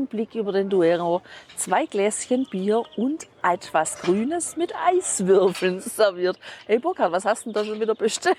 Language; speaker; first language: German; native; German